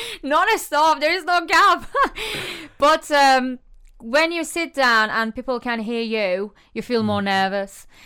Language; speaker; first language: English; non-native, fluent; Persian